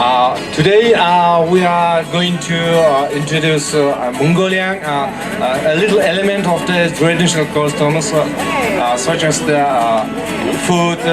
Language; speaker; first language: English; non-native, learner; Mongolian